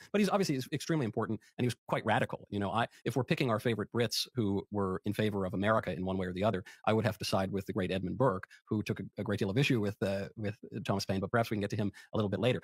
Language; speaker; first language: English; native; English